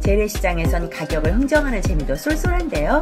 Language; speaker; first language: Korean; native; Korean